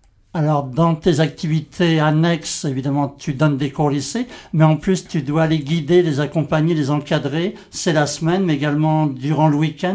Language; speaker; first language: French; native; French